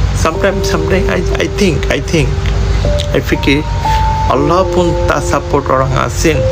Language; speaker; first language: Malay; non-native, learner; Bangla